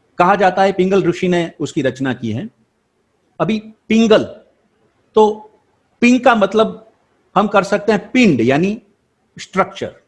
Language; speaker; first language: Hindi; non-native, local second language; Gujarati